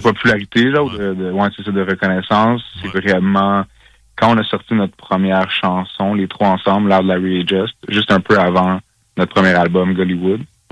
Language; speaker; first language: French; native; French